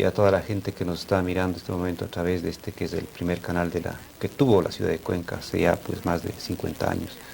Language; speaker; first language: Spanish; native; Spanish